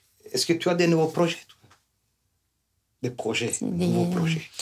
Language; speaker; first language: French; non-native, fluent; Turkish